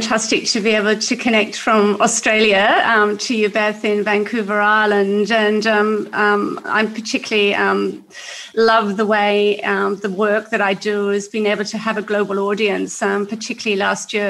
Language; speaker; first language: English; native; English